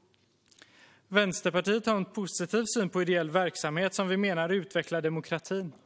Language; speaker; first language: Swedish; native; Swedish